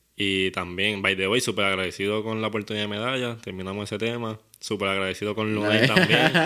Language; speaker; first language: Spanish; native; Spanish